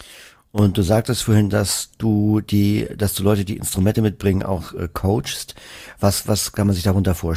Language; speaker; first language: German; native; German